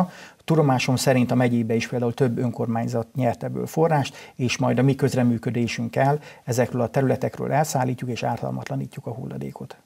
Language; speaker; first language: Hungarian; native; Hungarian